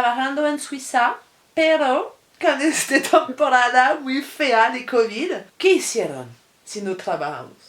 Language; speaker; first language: Spanish; non-native, fluent; French